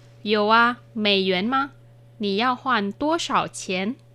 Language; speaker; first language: Chinese; non-native, fluent; Vietnamese